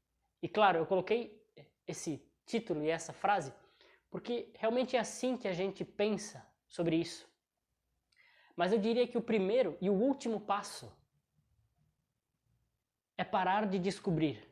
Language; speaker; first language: Portuguese; native; Portuguese